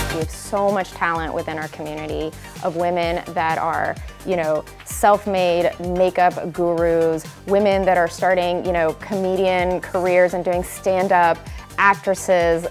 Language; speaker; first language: English; early bilingual, other home language; Spanish